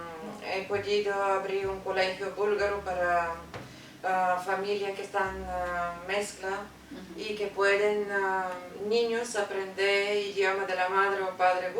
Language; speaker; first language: Spanish; non-native, learner; Bulgarian